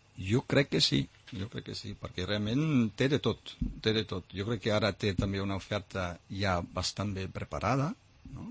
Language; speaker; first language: Catalan; non-native, fluent; German